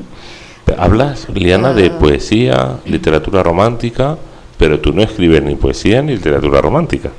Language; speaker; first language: Spanish; native; Spanish